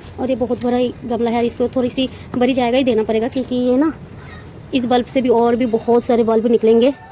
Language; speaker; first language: Hindi; non-native, local second language; Bangla